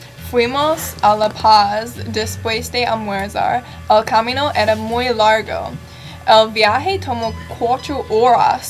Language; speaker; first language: Spanish; non-native, learner; English